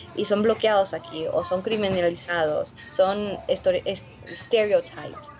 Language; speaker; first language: Spanish; early bilingual, heritage; Spanish